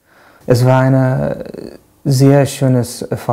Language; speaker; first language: German; non-native, learner; English